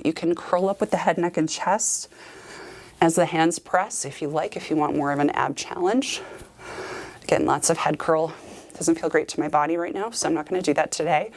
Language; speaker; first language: English; native; English